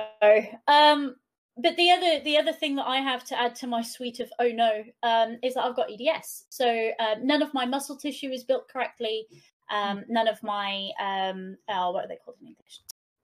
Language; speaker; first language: English; non-native, local second language; Welsh